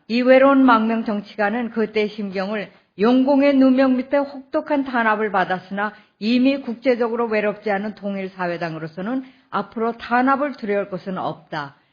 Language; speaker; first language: Korean; native; Korean